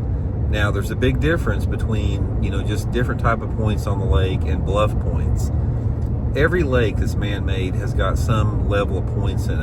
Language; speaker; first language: English; native; English